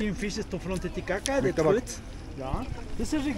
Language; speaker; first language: German; non-native, learner; Spanish